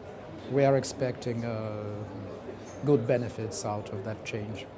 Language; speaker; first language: English; non-native, fluent; Russian